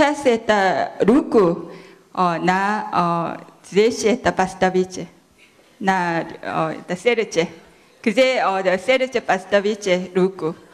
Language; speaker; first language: Russian; non-native, learner; Korean